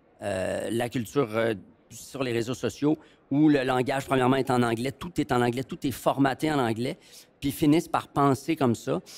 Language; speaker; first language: French; native; French